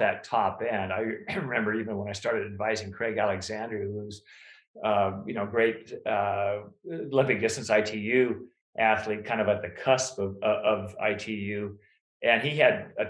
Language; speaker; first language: English; native; English